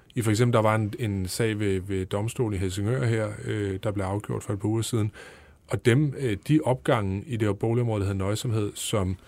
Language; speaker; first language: Danish; native; Danish